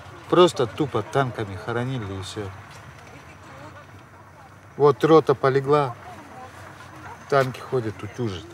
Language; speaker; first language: Russian; native; Russian